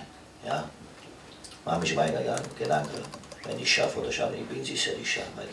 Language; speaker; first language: German; non-native, fluent; Romanian